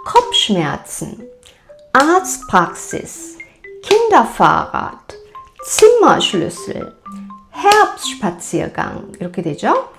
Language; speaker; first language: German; non-native, fluent; Korean